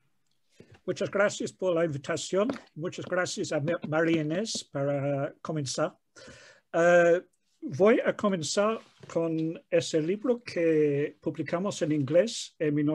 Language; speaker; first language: Spanish; non-native, fluent; English